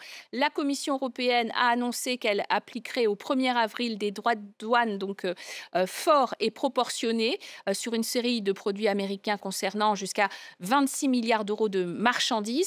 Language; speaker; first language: French; native; French